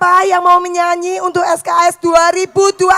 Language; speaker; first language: Indonesian; native; Indonesian